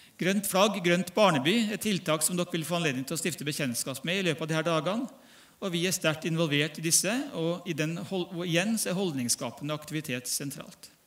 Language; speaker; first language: Norwegian; native; Norwegian